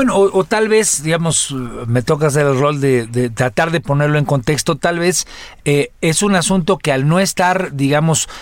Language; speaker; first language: Spanish; native; Spanish